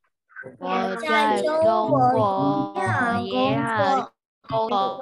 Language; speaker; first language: Chinese; non-native, learner; Burmese